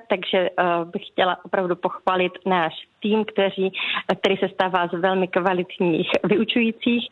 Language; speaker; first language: Czech; native; Czech